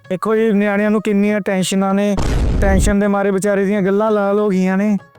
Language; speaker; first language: Punjabi; native; Punjabi